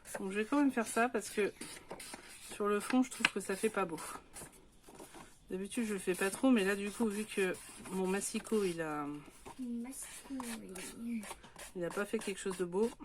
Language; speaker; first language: French; native; French